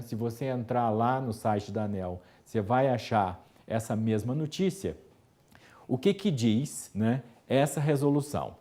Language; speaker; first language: Portuguese; native; Portuguese